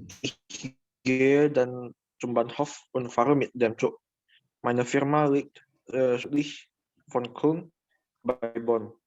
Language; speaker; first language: German; non-native, learner; Indonesian